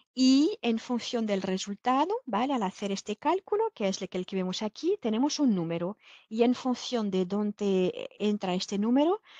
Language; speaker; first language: Spanish; non-native, fluent; French